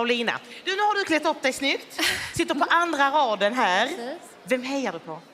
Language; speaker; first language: Swedish; native; Swedish